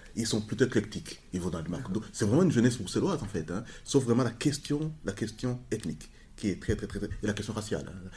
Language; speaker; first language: French; non-native, local second language; Kinyarwanda